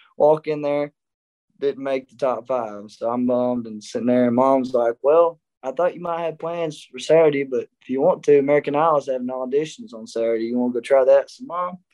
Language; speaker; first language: English; native; English